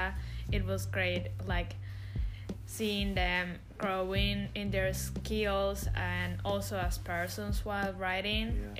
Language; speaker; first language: English; non-native, fluent; Spanish